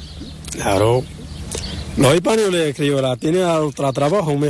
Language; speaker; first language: Spanish; non-native, learner; Arabic